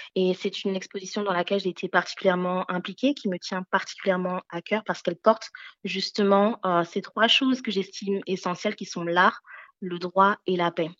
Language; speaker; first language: French; early bilingual, other home language; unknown